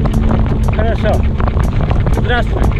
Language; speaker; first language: Russian; non-native, learner; Polish